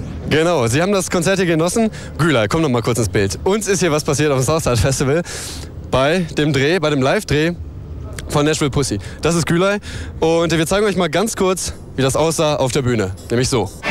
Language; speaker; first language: German; native; German